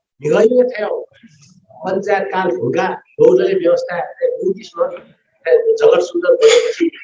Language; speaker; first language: Nepali; non-native, local second language; Newari